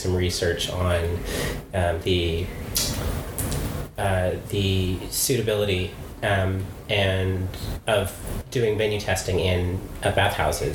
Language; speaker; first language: English; native; English